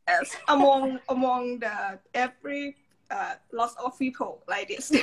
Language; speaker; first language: English; non-native, learner; Thai